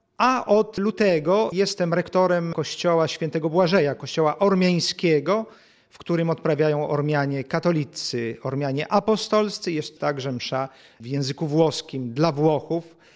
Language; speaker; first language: Polish; native; Polish